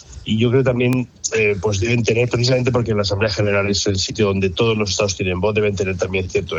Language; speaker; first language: Spanish; native; Spanish